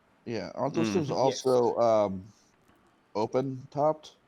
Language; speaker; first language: English; native; English